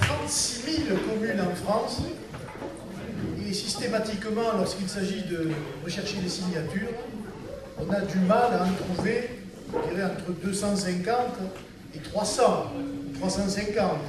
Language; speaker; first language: French; native; French